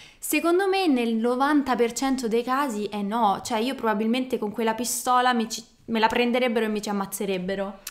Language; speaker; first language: Italian; native; Italian